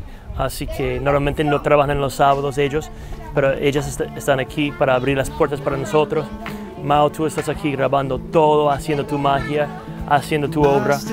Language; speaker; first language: Spanish; non-native, fluent; English